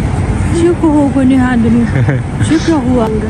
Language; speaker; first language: Chinese; non-native, learner; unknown